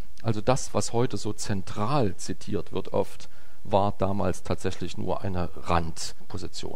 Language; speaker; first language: German; native; German